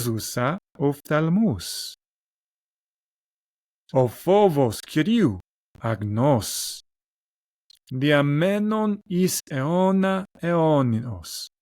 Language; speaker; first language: Greek; non-native, learner; English